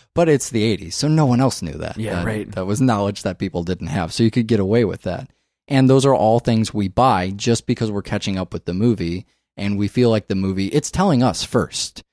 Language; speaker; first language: English; native; English